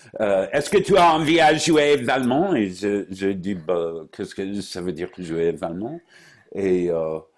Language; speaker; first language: French; non-native, fluent; English